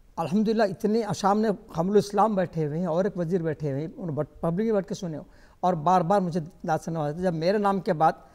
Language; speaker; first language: Urdu; native; Urdu